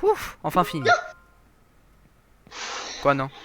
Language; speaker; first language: French; native; French